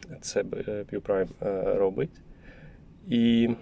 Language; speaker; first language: Ukrainian; non-native, learner; Polish